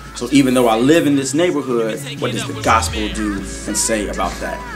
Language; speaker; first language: English; native; English